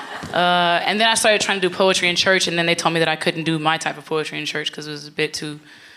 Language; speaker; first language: English; native; English